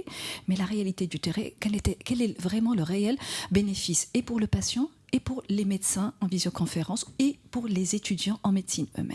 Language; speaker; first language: French; non-native, local second language; Arabic